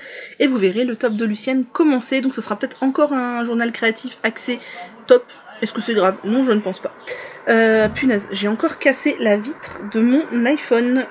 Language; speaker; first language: French; native; French